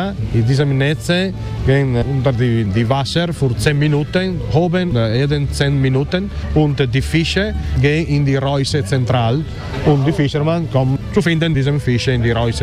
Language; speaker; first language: German; non-native, learner; Italian